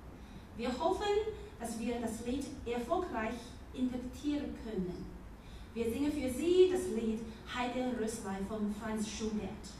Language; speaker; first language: German; non-native, learner; Chinese